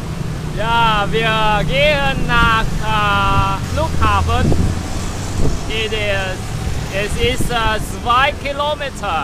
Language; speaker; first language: German; non-native, learner; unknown